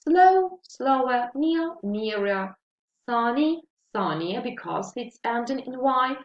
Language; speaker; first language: English; non-native, fluent; Ukrainian